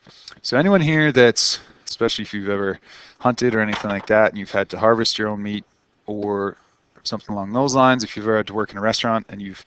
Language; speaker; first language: English; native; English